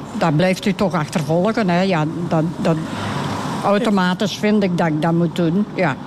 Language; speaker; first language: Dutch; native; Dutch